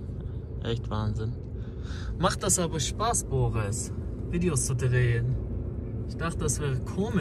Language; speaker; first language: German; non-native, fluent; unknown